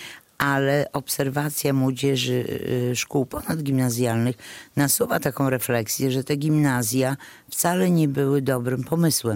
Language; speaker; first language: Polish; native; Polish